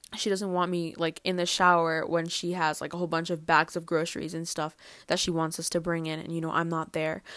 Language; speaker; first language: English; early bilingual, other home language; Spanish